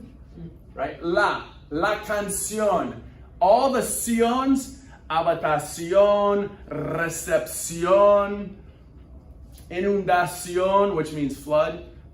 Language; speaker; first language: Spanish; non-native, fluent; English